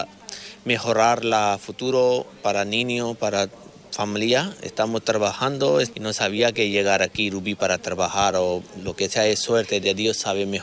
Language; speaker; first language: Spanish; non-native, learner; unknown